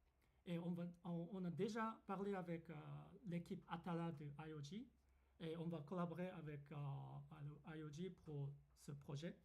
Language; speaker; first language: French; non-native, fluent; Japanese